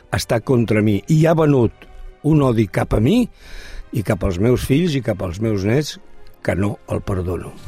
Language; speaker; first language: Catalan; non-native, local second language; Spanish